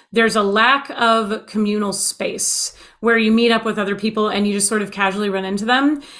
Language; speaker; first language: English; native; English